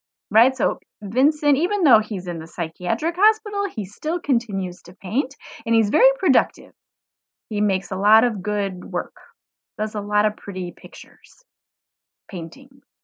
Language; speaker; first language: English; native; English